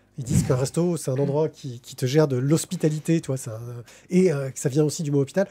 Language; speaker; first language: French; native; French